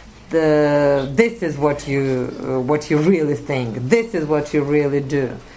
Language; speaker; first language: English; non-native, fluent; Russian